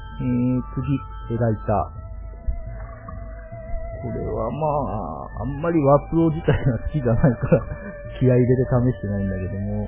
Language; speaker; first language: Japanese; native; Japanese